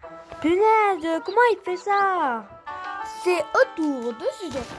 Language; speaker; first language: French; native; French